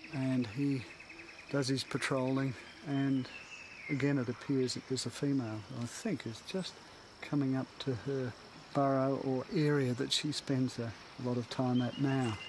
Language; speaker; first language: English; native; English